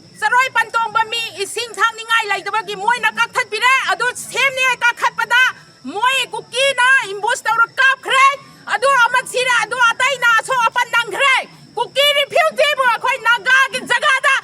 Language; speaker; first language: Manipuri; non-native, local second language; Rongmei Naga